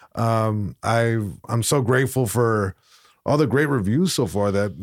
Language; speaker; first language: English; early bilingual, other home language; Spanish